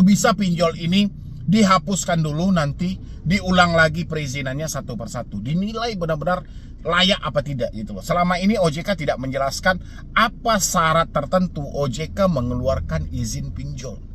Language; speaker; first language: Indonesian; native; Indonesian